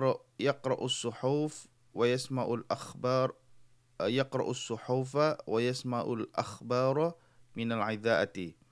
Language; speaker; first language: Arabic; non-native, fluent; Indonesian